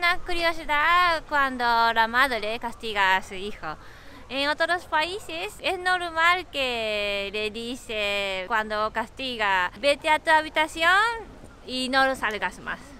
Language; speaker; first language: Spanish; non-native, learner; Japanese